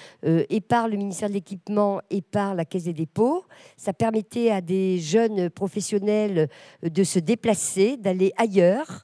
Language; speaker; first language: French; native; French